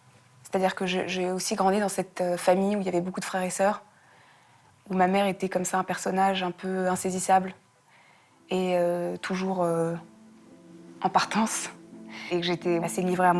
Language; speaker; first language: French; native; French